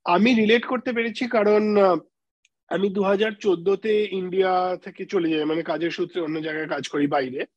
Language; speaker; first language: Bangla; native; Bangla